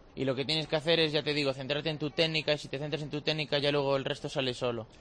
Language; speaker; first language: Spanish; native; Spanish